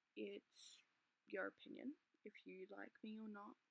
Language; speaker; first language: English; native; English